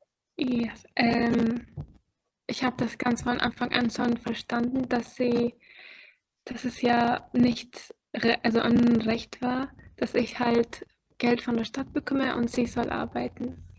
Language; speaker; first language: German; non-native, fluent; Arabic